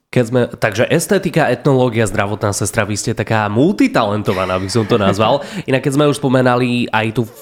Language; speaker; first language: Slovak; native; Slovak